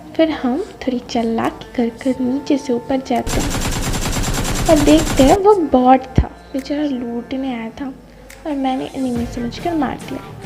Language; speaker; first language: Hindi; non-native, local second language; Bangla